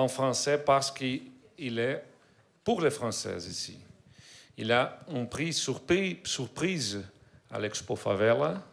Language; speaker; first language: French; non-native, learner; Portuguese